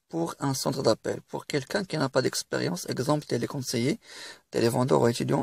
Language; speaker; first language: French; non-native, local second language; Arabic